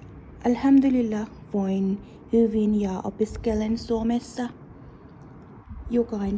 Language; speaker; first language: Finnish; non-native, learner; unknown